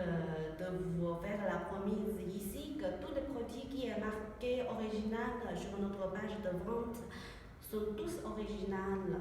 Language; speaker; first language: French; non-native, learner; Chinese